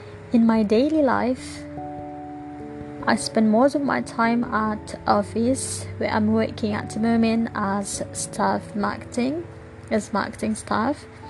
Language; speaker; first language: English; non-native, fluent; Indonesian